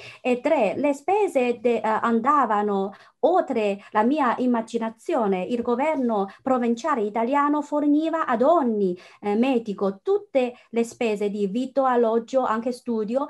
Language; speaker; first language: Italian; non-native, fluent; Chinese